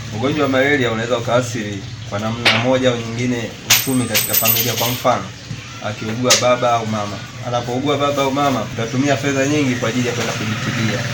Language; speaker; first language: Swahili; native; Swahili